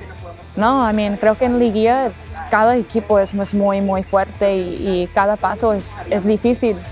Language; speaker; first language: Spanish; early bilingual, heritage; English